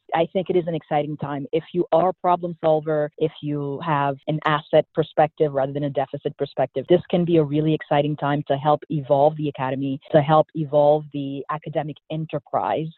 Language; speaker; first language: English; early bilingual, other home language; Haitian Creole